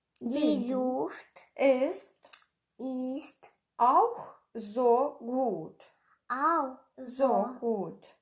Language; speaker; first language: German; non-native, fluent; Ukrainian